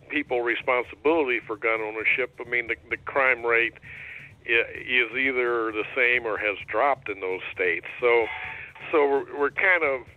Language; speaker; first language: English; native; English